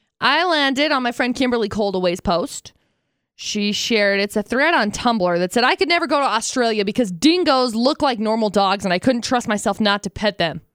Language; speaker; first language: English; native; English